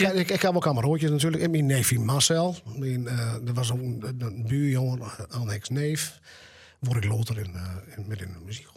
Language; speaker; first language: Dutch; native; Dutch